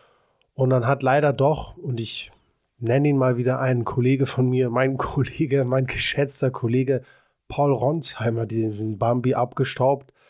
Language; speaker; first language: German; native; German